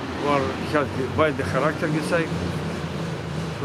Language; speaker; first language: German; non-native, learner; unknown